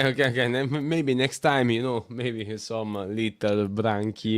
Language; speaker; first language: English; non-native, learner; Italian